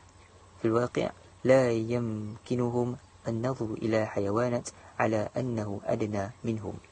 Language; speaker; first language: Arabic; non-native, learner; Malay